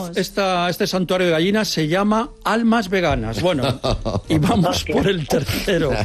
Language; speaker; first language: Spanish; native; Spanish